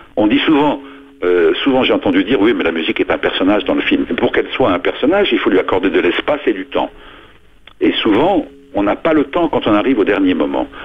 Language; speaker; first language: French; non-native, local second language; Arabic